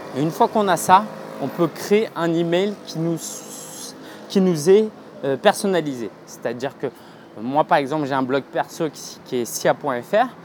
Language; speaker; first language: French; native; French